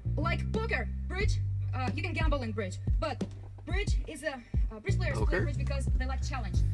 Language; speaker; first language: English; non-native, learner; Russian